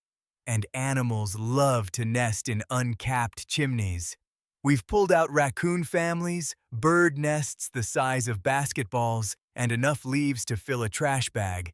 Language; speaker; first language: English; native; English